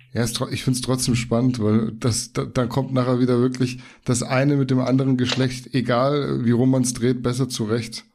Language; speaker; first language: German; native; German